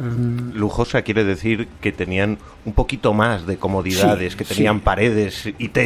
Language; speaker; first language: Spanish; native; Spanish